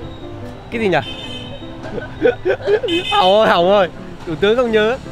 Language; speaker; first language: Vietnamese; native; Vietnamese